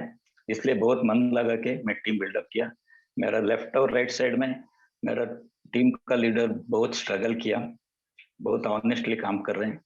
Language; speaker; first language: Hindi; non-native, local second language; Kannada